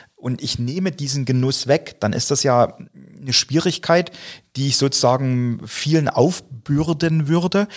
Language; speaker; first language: German; native; German